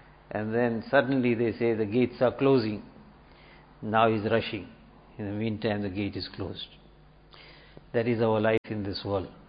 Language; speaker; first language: English; native; English